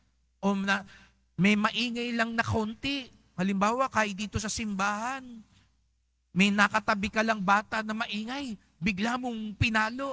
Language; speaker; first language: Filipino; native; Filipino